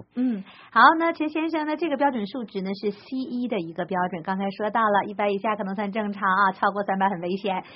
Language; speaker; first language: Chinese; native; Chinese